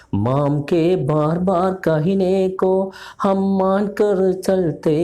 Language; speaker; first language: Hindi; non-native, local second language; Malayalam